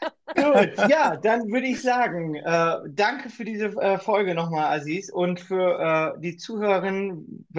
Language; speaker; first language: German; native; German